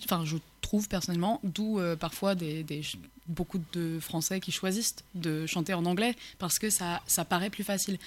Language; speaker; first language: French; early bilingual, other home language; English